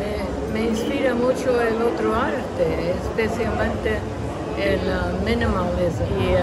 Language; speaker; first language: Spanish; non-native, local second language; English